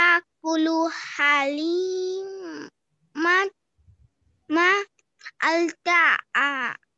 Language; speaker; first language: Arabic; non-native, learner; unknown